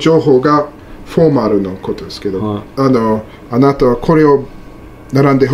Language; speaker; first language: Japanese; non-native, learner; English